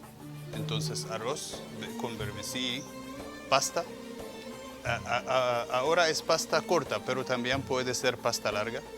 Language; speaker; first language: Spanish; non-native, fluent; Arabic